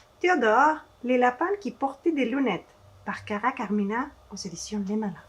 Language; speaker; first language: French; non-native, fluent; Spanish